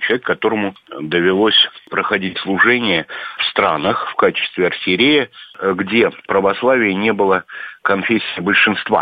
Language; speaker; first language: Russian; native; Russian